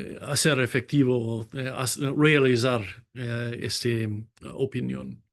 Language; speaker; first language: Spanish; non-native, fluent; English